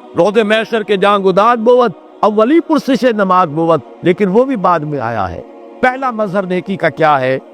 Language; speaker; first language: Urdu; native; Urdu